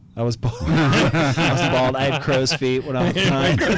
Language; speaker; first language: English; native; English